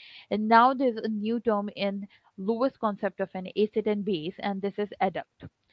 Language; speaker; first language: English; non-native, local second language; Urdu